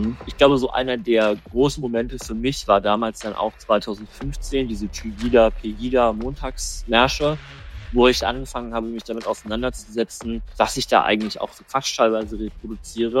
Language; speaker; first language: German; native; German